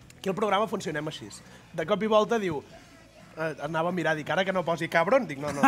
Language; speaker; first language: Catalan; non-native, local second language; Spanish